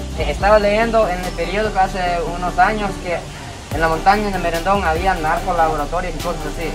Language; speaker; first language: Spanish; non-native, fluent; Japanese